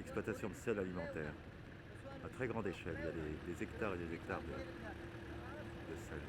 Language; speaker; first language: French; native; French